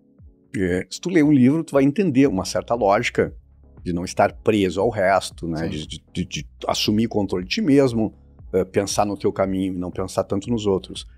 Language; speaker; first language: Portuguese; native; Portuguese